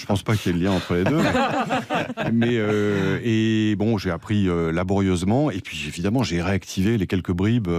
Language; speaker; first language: French; native; French